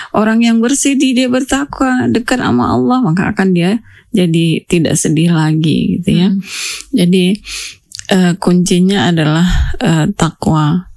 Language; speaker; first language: Indonesian; native; Indonesian